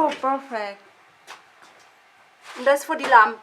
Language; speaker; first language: German; non-native, learner; Indonesian